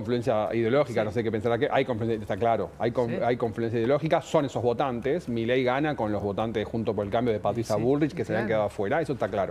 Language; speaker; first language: Spanish; native; Spanish